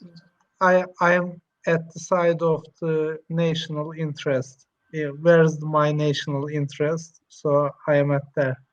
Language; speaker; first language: English; non-native, learner; Turkish